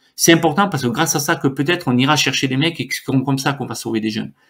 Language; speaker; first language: French; native; French